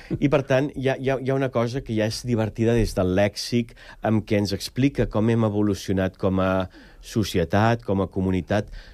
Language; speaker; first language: Catalan; native; Catalan